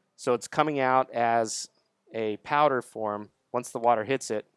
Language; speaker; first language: English; native; English